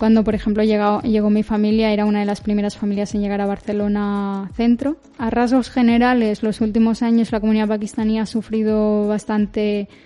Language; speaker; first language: Spanish; early bilingual, other home language; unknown